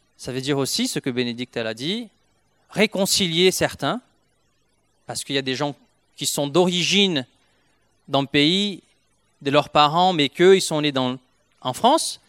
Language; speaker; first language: French; non-native, fluent; Portuguese